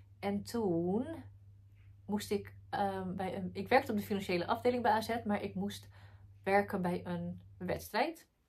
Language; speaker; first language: Dutch; early bilingual, other home language; Arabic